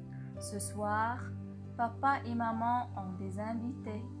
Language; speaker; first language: French; non-native, local second language; Arabic